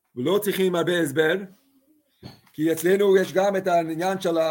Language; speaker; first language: Hebrew; non-native, fluent; English